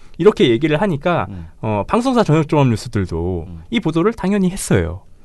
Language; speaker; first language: Korean; native; Korean